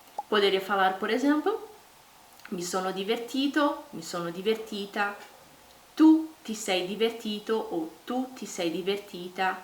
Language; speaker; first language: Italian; non-native, fluent; Portuguese